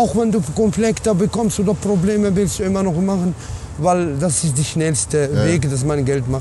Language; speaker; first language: German; non-native, learner; Arabic